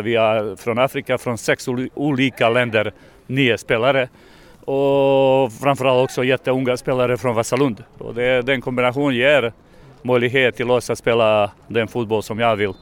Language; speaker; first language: Swedish; non-native, fluent; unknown